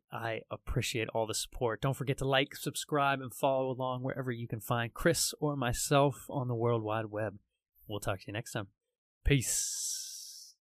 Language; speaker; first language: English; native; English